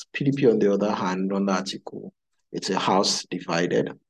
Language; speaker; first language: English; non-native, local second language; Yoruba